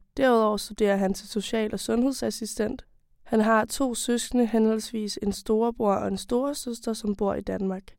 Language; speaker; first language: Danish; native; Danish